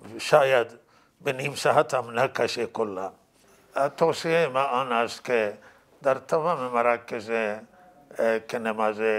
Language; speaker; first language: Persian; non-native, local second language; Baluchi